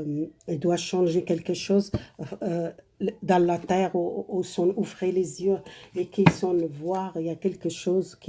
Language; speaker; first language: French; non-native, learner; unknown